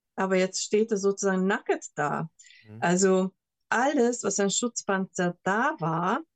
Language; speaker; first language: German; non-native, fluent; Hungarian